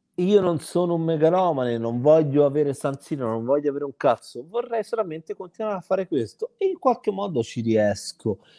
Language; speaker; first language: Italian; native; Italian